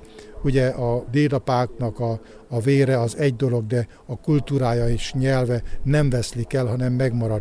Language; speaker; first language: Hungarian; native; Hungarian